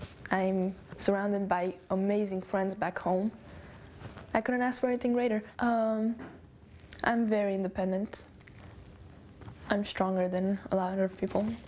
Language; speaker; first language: English; early bilingual, other home language; Romanian